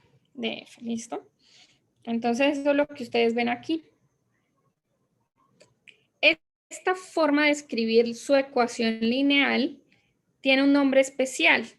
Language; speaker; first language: Spanish; native; Spanish